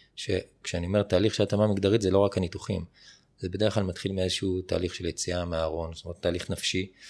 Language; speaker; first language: Hebrew; native; Hebrew